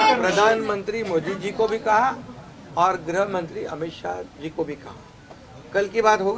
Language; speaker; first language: Hindi; non-native, local second language; Marathi